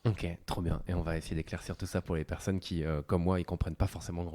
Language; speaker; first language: French; native; French